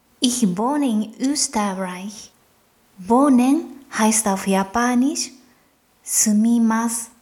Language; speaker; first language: German; non-native, fluent; Japanese